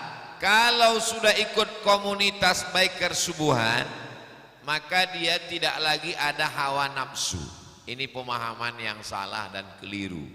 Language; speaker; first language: Indonesian; native; Indonesian